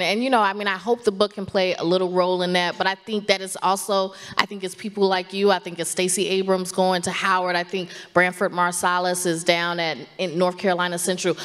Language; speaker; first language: English; native; English